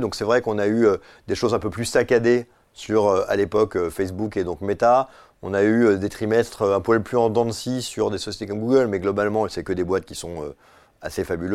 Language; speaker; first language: French; native; French